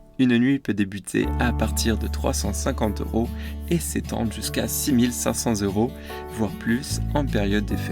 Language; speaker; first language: French; native; French